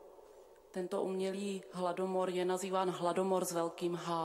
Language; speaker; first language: Czech; non-native, fluent; Ukrainian